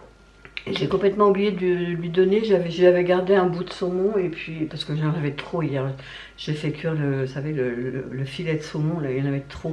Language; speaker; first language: French; native; French